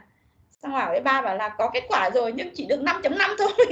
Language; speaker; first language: Vietnamese; native; Vietnamese